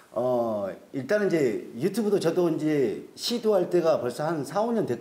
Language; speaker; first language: Korean; native; Korean